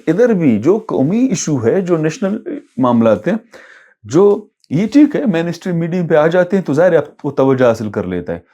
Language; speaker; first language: Urdu; non-native, local second language; Baluchi